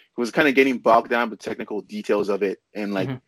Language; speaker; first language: English; non-native, local second language; Yoruba